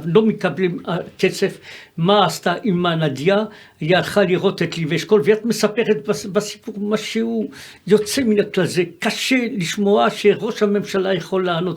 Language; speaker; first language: Hebrew; non-native, fluent; French